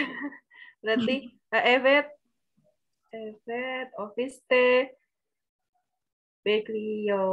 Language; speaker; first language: Turkish; non-native, learner; Indonesian